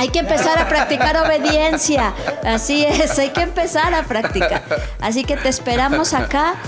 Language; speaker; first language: Spanish; native; Spanish